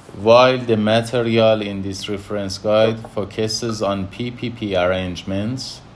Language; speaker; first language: English; non-native, fluent; Persian